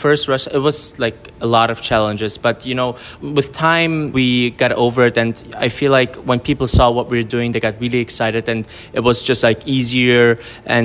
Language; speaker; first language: English; non-native, fluent; German